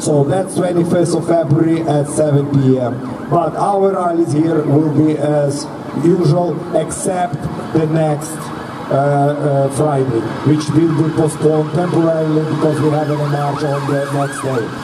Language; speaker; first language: English; non-native, fluent; Ukrainian